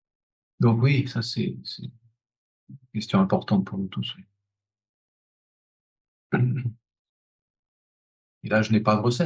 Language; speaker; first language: French; native; French